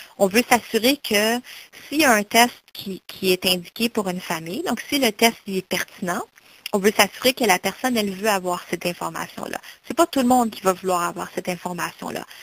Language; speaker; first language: French; native; French